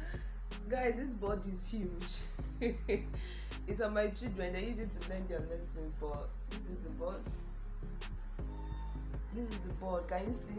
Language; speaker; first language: English; non-native, local second language; Igbo